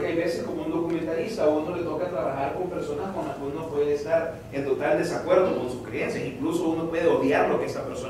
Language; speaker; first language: Spanish; native; Spanish